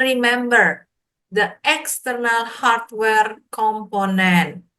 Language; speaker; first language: English; non-native, fluent; Indonesian